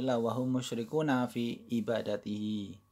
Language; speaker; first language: Arabic; non-native, fluent; Indonesian